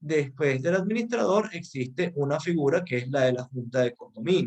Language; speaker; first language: Spanish; native; Spanish